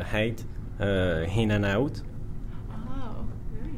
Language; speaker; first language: English; non-native, learner; French